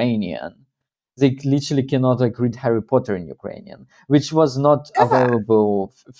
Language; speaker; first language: English; non-native, fluent; Russian